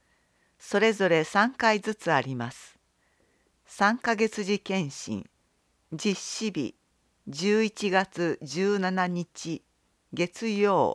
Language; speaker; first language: Japanese; native; Japanese